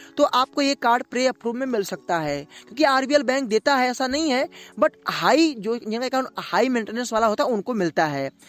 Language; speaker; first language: Hindi; native; Hindi